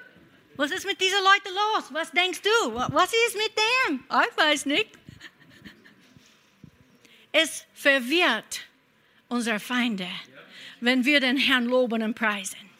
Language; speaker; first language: German; non-native, fluent; English